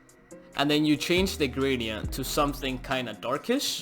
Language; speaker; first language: English; native; English